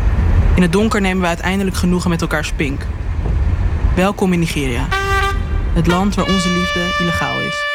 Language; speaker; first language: Dutch; native; Dutch